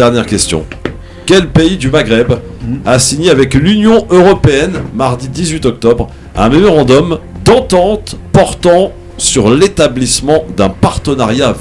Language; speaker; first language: French; native; French